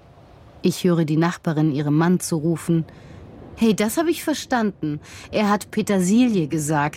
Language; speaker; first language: German; native; German